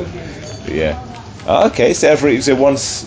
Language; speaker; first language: English; native; English